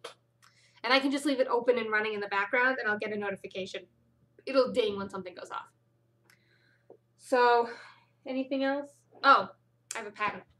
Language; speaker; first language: English; native; English